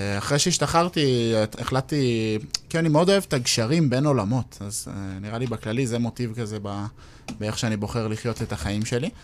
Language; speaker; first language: Hebrew; early bilingual, other home language; English